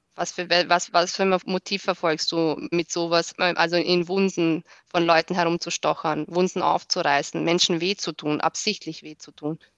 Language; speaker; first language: German; early bilingual, other home language; Bosnian